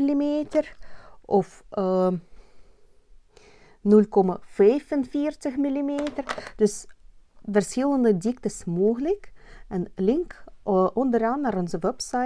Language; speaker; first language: Dutch; non-native, learner; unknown